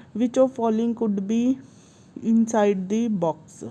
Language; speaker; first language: English; non-native, local second language; Punjabi